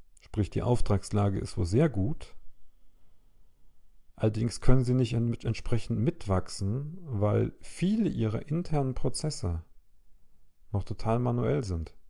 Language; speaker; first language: German; native; German